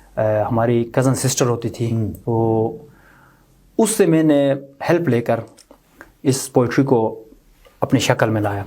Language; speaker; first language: Urdu; non-native, local second language; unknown